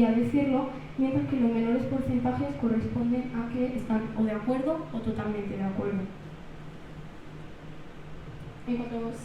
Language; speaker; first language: Spanish; early bilingual, other home language; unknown